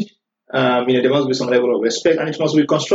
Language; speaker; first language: English; non-native, local second language; Yoruba